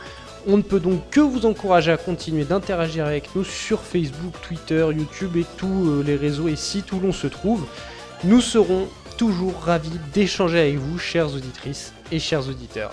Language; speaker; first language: French; native; French